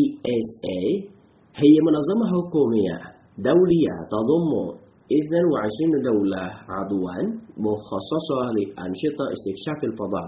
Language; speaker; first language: Arabic; non-native, fluent; Indonesian